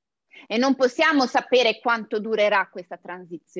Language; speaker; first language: Italian; native; Italian